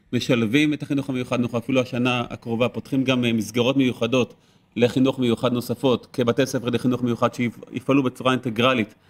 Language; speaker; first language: Hebrew; native; Hebrew